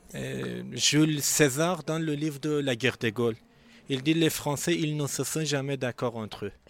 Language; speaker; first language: French; non-native, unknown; Persian